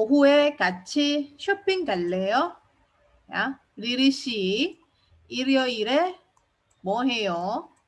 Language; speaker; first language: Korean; non-native, fluent; Indonesian